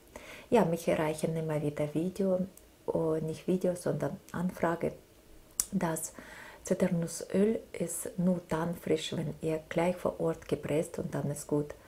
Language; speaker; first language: German; non-native, fluent; Russian